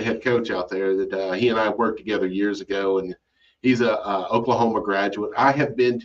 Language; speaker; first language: English; native; English